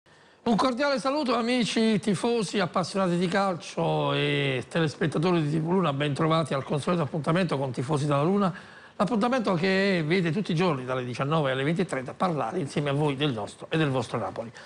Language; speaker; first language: Italian; native; Italian